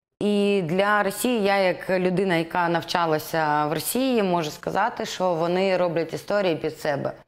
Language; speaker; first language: Ukrainian; non-native, local second language; Russian